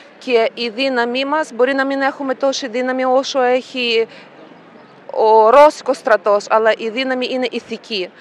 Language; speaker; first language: Greek; non-native, fluent; Ukrainian